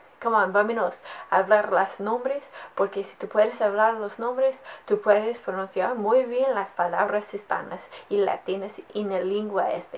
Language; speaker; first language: Spanish; non-native, learner; English